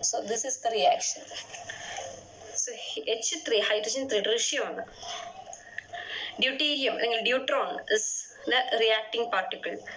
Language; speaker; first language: English; non-native, local second language; Malayalam